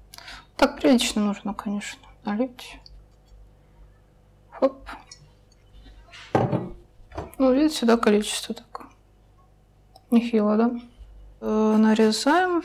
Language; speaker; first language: Russian; native; Russian